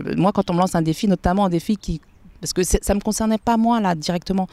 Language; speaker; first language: French; native; French